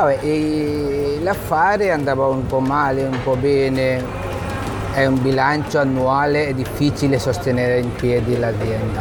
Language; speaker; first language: Italian; non-native, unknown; Bangla